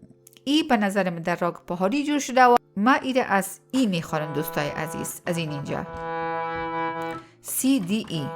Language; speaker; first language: Persian; native; Persian